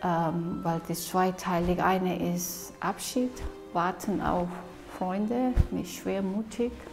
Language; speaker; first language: German; non-native, fluent; Korean